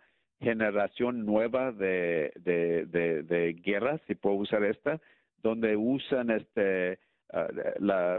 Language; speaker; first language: Spanish; early bilingual, heritage; Spanish